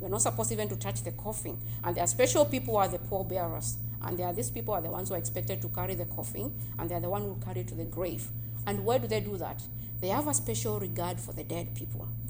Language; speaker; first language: English; non-native, local second language; Kamba